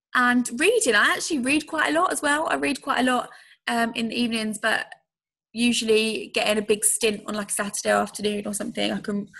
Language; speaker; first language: English; native; English